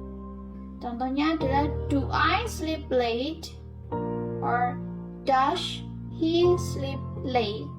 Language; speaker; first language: English; non-native, fluent; Indonesian